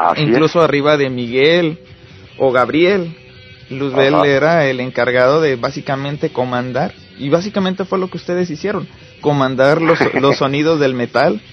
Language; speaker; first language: Spanish; native; Spanish